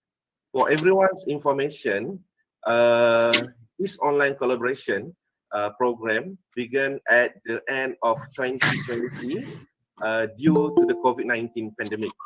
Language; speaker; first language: English; non-native, fluent; Malay